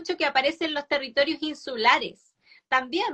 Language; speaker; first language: Spanish; native; Spanish